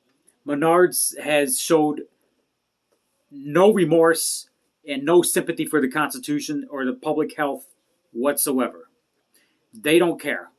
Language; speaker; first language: English; native; English